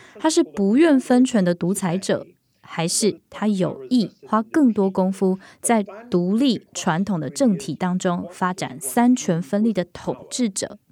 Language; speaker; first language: Chinese; native; Chinese